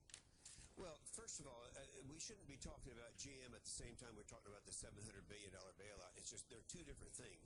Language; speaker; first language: English; native; English